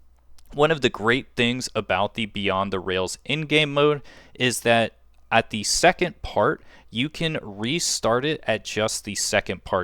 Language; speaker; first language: English; native; English